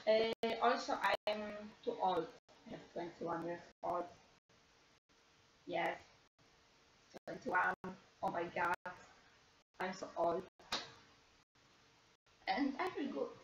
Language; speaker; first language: English; non-native, learner; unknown